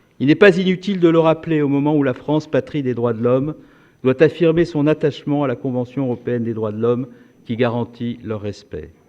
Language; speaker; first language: French; native; French